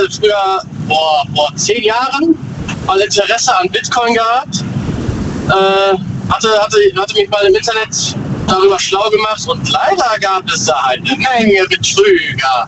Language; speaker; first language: German; native; German